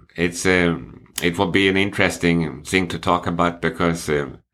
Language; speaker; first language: English; non-native, fluent; Swedish